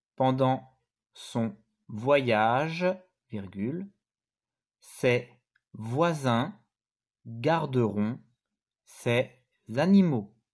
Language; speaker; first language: French; native; French